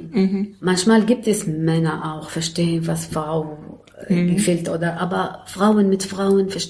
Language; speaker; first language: German; non-native, learner; Arabic